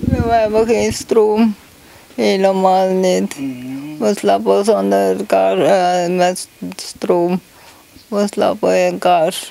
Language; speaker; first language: Dutch; non-native, local second language; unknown